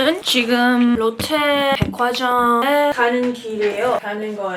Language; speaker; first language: Korean; early bilingual, heritage; English